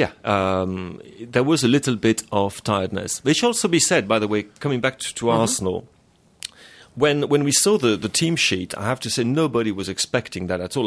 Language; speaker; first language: English; non-native, fluent; French